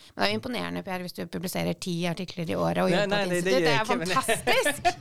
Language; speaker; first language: Norwegian; native; Norwegian